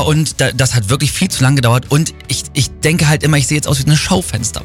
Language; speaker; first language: German; native; German